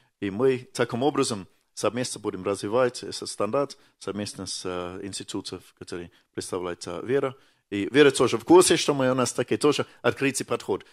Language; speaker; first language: Russian; non-native, fluent; English